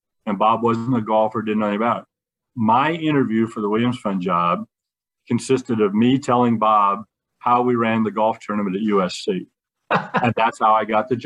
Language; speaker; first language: English; native; English